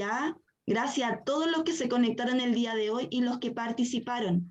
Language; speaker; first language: Spanish; native; Spanish